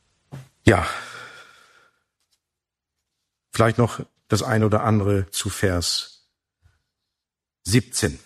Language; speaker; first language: German; native; German